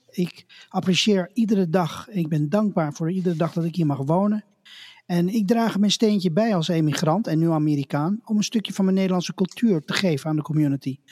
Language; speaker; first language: Dutch; native; Dutch